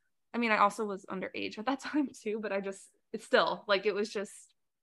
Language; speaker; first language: English; native; English